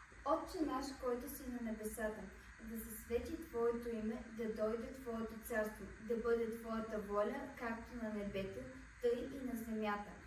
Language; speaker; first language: Bulgarian; native; Bulgarian